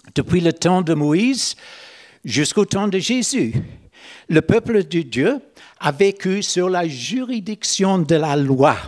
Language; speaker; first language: French; non-native, fluent; English